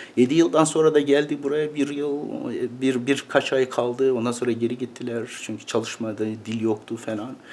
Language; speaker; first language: Turkish; native; Turkish